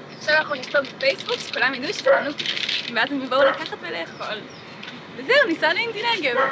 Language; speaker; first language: Hebrew; native; Hebrew